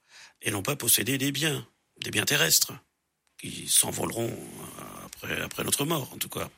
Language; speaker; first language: French; native; French